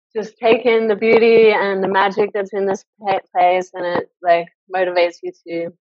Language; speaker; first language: English; native; English